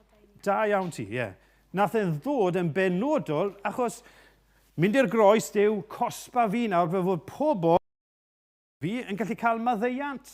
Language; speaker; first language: Welsh; native; Welsh